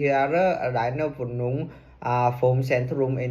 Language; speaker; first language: German; non-native, learner; Vietnamese